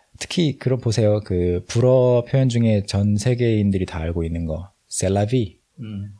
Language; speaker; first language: Korean; native; Korean